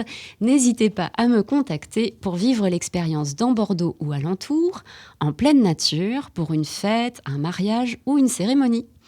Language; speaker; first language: French; native; French